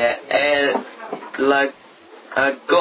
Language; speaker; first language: French; non-native, learner; English